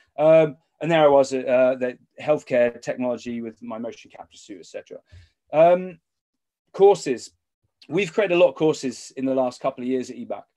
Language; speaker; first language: English; native; English